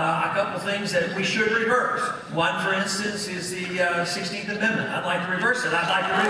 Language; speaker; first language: English; native; English